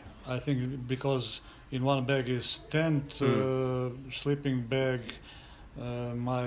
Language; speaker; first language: English; non-native, learner; Croatian